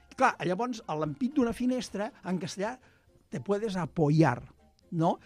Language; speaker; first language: Catalan; native; Catalan